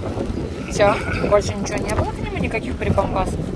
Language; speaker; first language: Russian; native; Russian